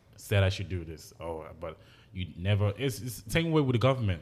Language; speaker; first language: English; non-native, local second language; Igbo